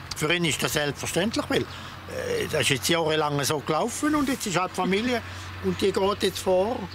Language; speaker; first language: German; native; German